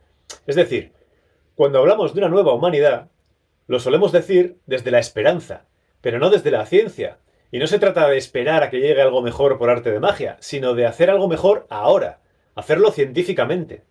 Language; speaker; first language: Spanish; native; Spanish